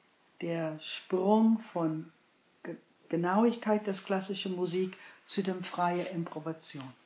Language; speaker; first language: German; non-native, fluent; English